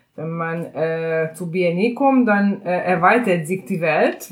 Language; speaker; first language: German; non-native, fluent; Hungarian